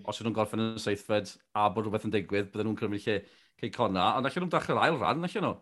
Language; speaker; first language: Welsh; native; Welsh